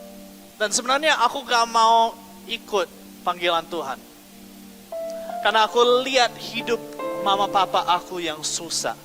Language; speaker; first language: Indonesian; non-native, fluent; English